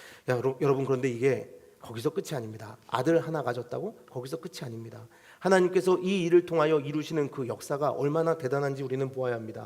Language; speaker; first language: Korean; native; Korean